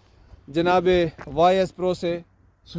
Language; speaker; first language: Urdu; native; Urdu